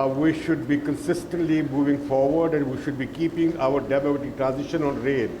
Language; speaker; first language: English; non-native, local second language; Urdu